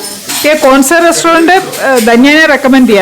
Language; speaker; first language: Hindi; non-native, local second language; Malayalam